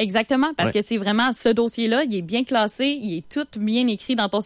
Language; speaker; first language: French; native; French